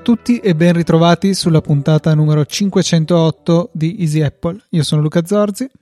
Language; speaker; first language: Italian; native; Italian